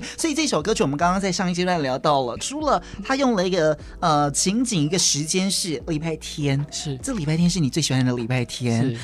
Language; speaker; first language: Chinese; native; Chinese